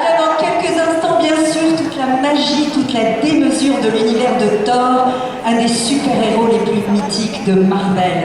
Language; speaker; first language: French; native; French